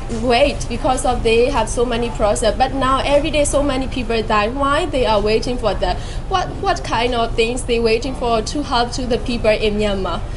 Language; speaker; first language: English; non-native, fluent; Burmese